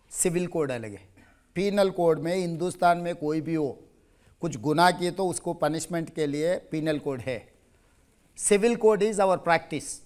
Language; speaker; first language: Hindi; non-native, local second language; Telugu